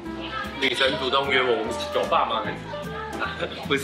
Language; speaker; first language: Chinese; native; Chinese